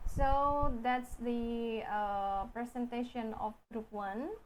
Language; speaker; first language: English; non-native, fluent; Indonesian